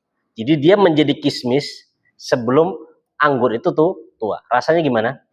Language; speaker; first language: Indonesian; native; Indonesian